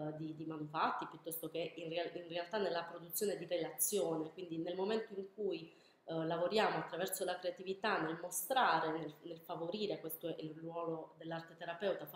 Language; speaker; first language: Italian; native; Italian